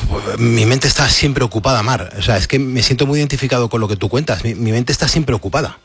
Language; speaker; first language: Spanish; native; Spanish